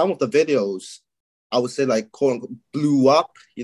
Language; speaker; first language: English; non-native, local second language; Chinese